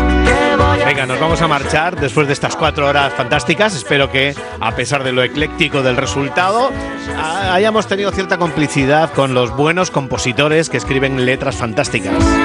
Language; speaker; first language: Spanish; native; Spanish